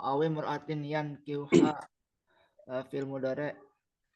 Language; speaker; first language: Arabic; non-native, learner; Indonesian